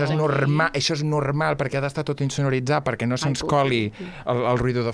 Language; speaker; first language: Catalan; native; Catalan